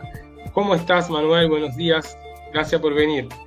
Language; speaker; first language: Spanish; native; Spanish